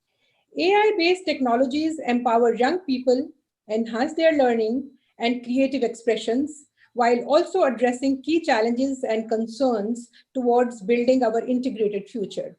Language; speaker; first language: English; non-native, local second language; Hindi